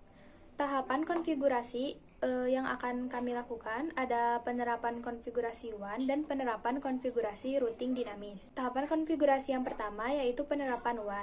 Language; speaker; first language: Indonesian; native; Indonesian